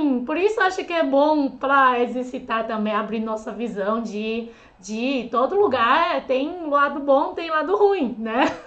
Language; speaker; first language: Portuguese; non-native, fluent; Chinese